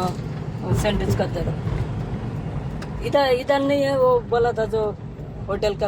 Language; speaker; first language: Hindi; non-native, learner; Bangla